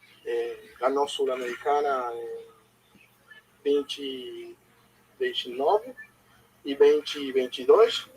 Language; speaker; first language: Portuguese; non-native, learner; Spanish